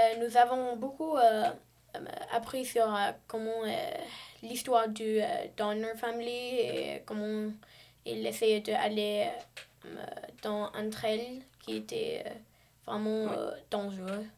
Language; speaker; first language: French; non-native, learner; English